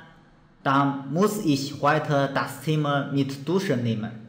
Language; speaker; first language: German; non-native, fluent; Chinese